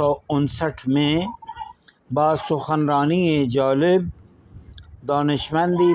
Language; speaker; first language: Persian; non-native, fluent; Urdu